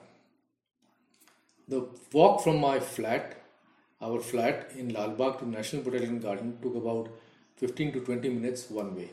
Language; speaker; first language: English; non-native, local second language; Hindi